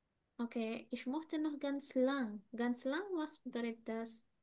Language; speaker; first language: German; non-native, fluent; Indonesian